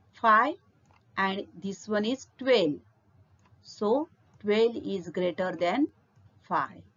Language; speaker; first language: English; non-native, local second language; Marathi